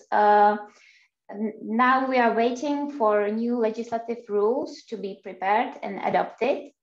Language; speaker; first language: English; non-native, fluent; Czech